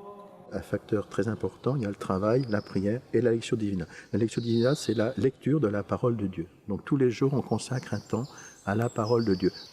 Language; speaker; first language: French; native; French